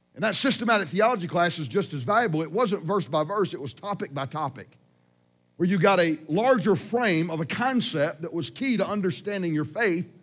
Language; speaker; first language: English; native; English